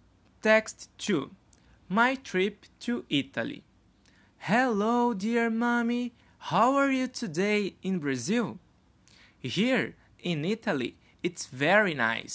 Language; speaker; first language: English; non-native, learner; Portuguese